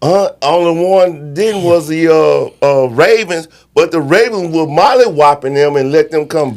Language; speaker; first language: English; native; English